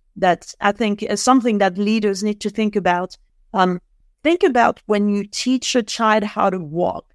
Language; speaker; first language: English; non-native, fluent; French